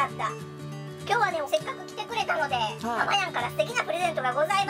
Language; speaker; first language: Japanese; native; Japanese